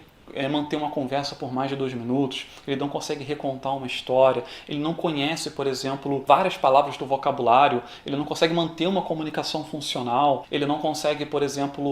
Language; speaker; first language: Portuguese; native; Portuguese